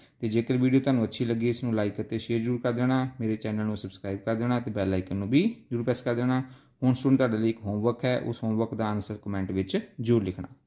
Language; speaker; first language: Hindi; non-native, local second language; Punjabi